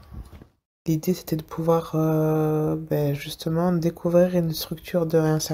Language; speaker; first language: French; native; French